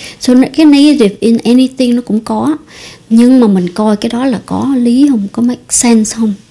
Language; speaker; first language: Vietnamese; early bilingual, heritage; Vietnamese